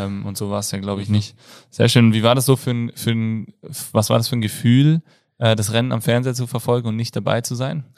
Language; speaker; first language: German; native; German